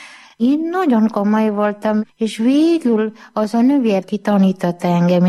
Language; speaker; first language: Hungarian; non-native, learner; Malayalam